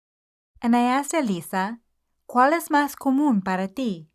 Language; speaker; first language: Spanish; non-native, fluent; English